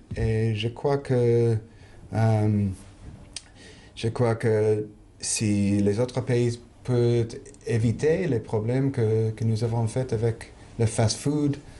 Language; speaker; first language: French; non-native, fluent; English